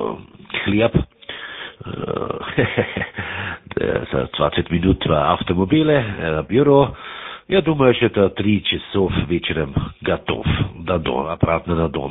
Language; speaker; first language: Russian; non-native, learner; German